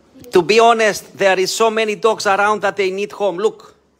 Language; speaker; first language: English; non-native, fluent; Greek